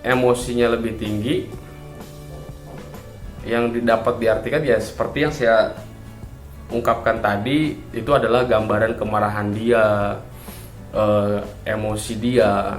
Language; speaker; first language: Indonesian; native; Indonesian